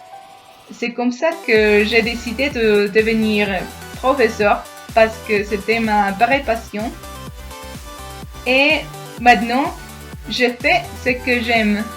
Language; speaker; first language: French; non-native, fluent; Spanish